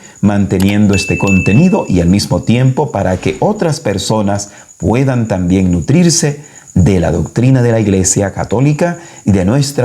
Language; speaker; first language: Spanish; native; Spanish